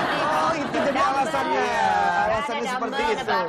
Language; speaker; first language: Indonesian; native; Indonesian